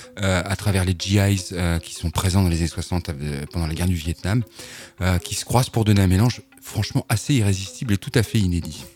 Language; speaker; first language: French; native; French